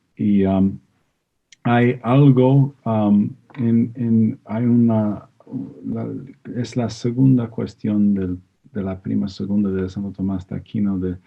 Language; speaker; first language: Spanish; non-native, fluent; English